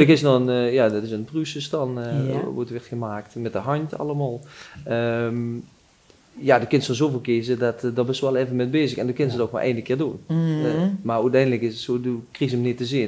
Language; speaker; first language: Dutch; native; Dutch